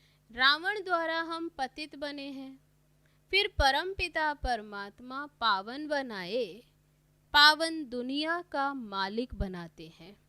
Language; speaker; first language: Hindi; native; Hindi